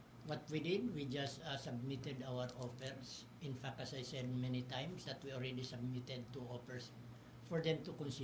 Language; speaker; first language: English; non-native, local second language; Filipino